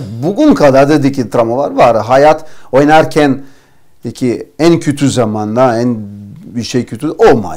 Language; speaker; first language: Turkish; non-native, learner; Portuguese